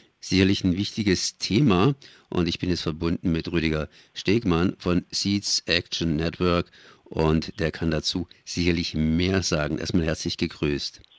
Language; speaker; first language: German; native; German